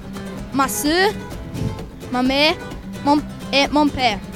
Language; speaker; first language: French; non-native, learner; English